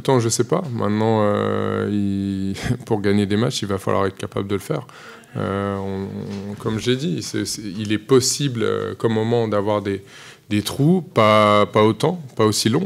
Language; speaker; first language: French; native; French